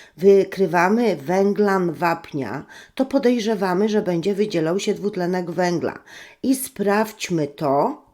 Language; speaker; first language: Polish; native; Polish